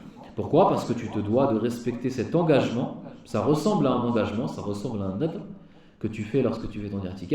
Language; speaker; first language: French; native; French